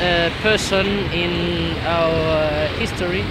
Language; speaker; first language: English; non-native, learner; Spanish